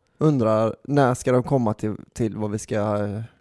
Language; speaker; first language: Swedish; native; Swedish